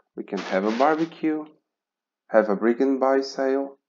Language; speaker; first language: English; non-native, fluent; Polish